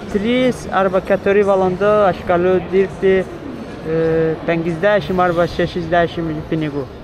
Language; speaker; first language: Lithuanian; non-native, learner; Azerbaijani